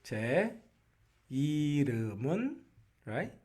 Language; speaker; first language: Korean; non-native, local second language; Filipino